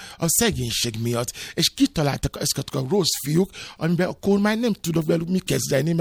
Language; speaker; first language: Hungarian; non-native, fluent; Yoruba